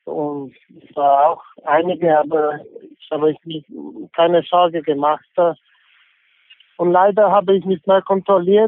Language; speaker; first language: German; non-native, learner; English